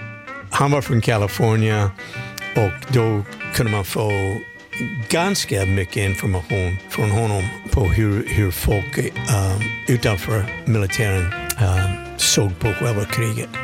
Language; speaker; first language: Swedish; non-native, fluent; English